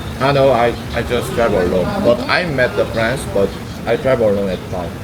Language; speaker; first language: English; non-native, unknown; Korean